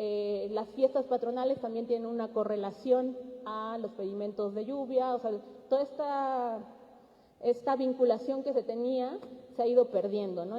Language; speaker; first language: Spanish; native; Spanish